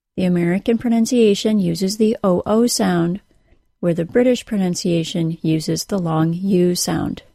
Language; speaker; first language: English; native; English